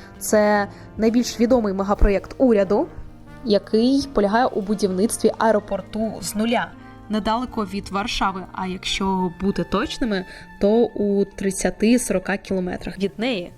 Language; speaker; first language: Ukrainian; native; Ukrainian